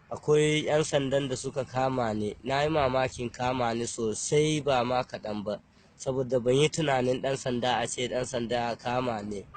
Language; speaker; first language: Hausa; non-native, local second language; Fula